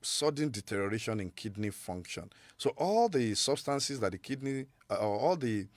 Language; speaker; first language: English; non-native, local second language; Yoruba